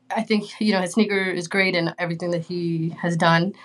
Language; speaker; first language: English; early bilingual, other home language; Spanish